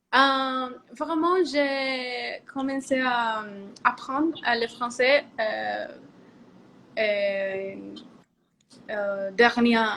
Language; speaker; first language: French; non-native, learner; Spanish